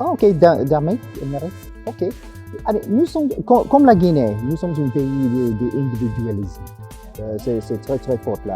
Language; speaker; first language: French; non-native, fluent; English